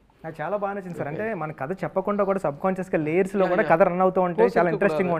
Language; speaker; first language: Telugu; native; Telugu